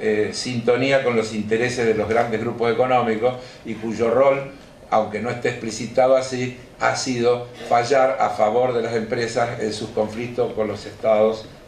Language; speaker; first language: Spanish; native; Spanish